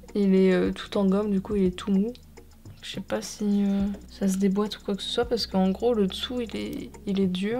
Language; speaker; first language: French; native; French